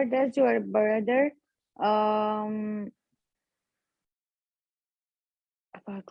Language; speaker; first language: English; non-native, learner; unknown